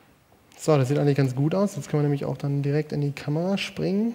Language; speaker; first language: German; native; German